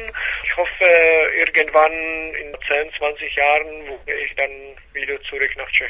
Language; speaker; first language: German; non-native, fluent; Czech